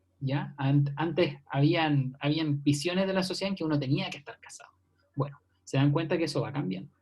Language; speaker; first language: Spanish; native; Spanish